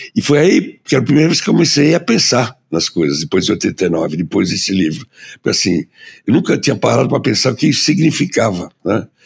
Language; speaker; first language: Portuguese; early bilingual, other home language; German